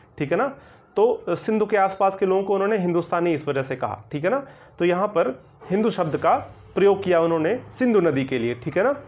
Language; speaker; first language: Hindi; native; Hindi